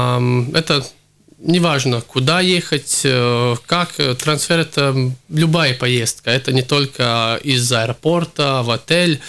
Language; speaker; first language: Russian; non-native, local second language; Latvian